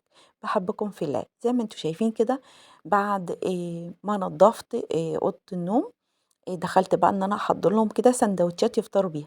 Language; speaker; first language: Arabic; native; Arabic